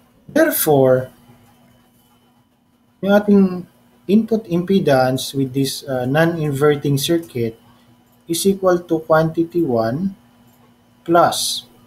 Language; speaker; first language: English; non-native, local second language; Filipino